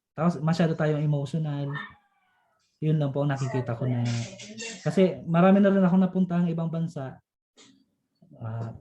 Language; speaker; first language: Filipino; non-native, local second language; Bikol